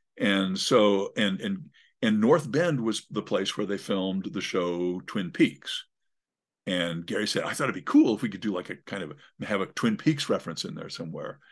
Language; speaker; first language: English; native; English